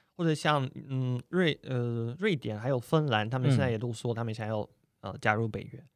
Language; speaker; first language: Chinese; non-native, fluent; Russian